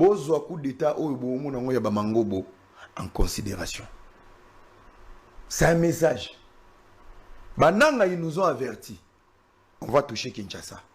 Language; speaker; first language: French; non-native, local second language; Lingala